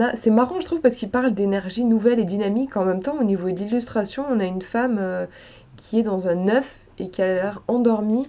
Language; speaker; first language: French; native; French